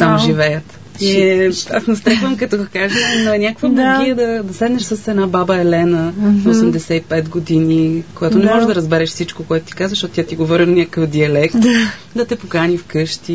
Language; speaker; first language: Bulgarian; native; Bulgarian